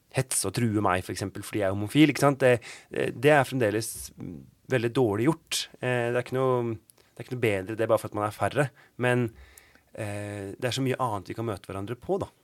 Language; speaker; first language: Norwegian; native; Norwegian